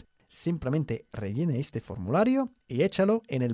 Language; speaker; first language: Spanish; non-native, fluent; English